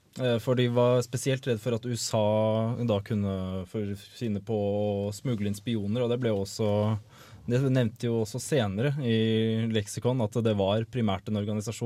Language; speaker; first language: Norwegian; native; Norwegian